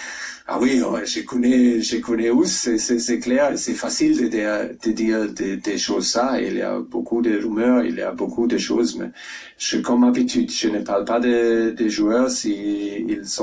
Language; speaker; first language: French; non-native, fluent; German